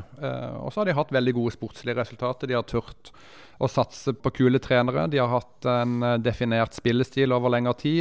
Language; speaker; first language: Norwegian; native; Norwegian